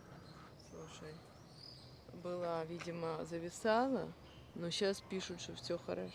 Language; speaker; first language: Russian; native; Russian